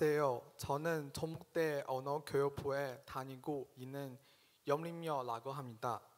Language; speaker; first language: Korean; non-native, fluent; Chinese